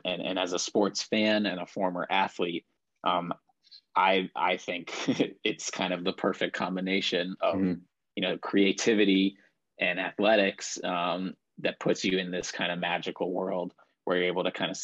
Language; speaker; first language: English; native; English